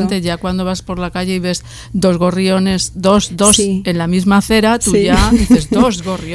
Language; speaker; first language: Spanish; native; Spanish